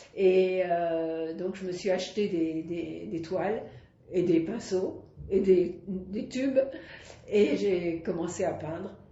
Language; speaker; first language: French; native; French